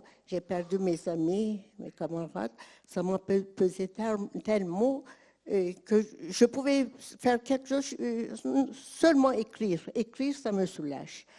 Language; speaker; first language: French; non-native, fluent; Turkish